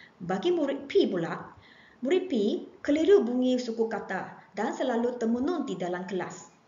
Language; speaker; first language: Malay; non-native, local second language; Chinese